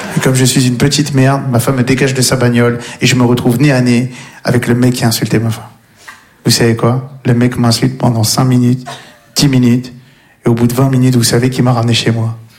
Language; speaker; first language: French; native; French